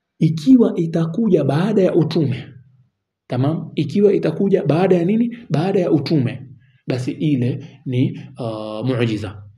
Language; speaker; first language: Swahili; native; Swahili